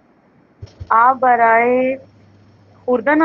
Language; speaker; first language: Persian; non-native, learner; Urdu